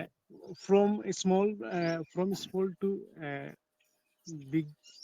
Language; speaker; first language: English; non-native, learner; Hindi